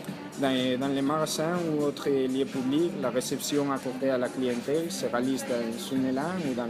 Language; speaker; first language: French; non-native, learner; Spanish